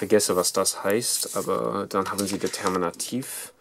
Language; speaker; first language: German; non-native, fluent; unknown